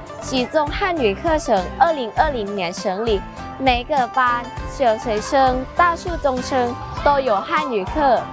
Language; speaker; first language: Chinese; non-native, learner; Thai